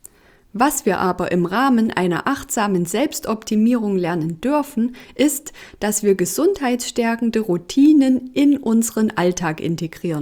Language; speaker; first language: German; native; German